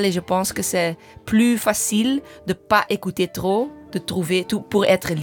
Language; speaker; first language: French; non-native, learner; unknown